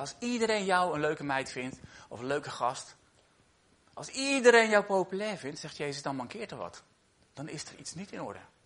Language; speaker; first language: Dutch; native; Dutch